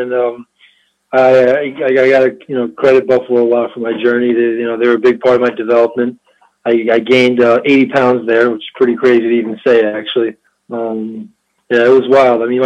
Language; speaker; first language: English; early bilingual, other home language; Albanian